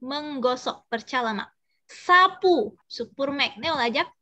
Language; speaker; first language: Turkish; non-native, fluent; Indonesian